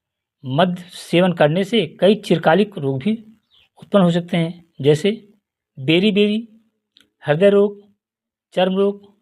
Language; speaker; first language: Hindi; native; Hindi